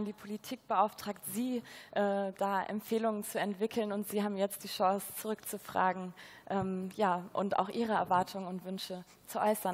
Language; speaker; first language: German; native; German